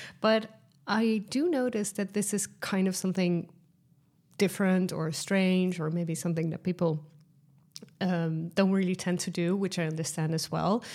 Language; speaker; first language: English; non-native, fluent; Dutch